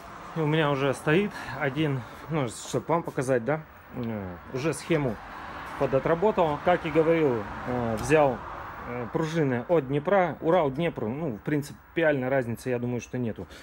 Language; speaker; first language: Russian; native; Russian